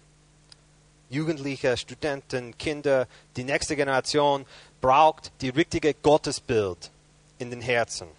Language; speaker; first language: German; non-native, fluent; English